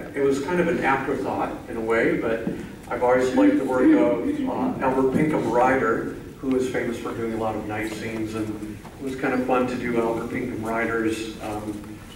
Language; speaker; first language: English; native; English